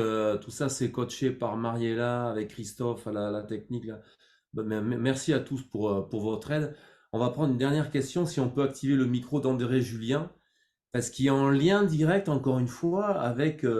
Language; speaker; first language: French; native; French